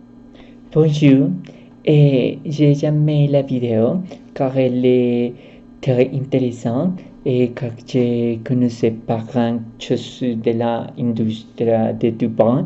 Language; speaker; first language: French; non-native, learner; Spanish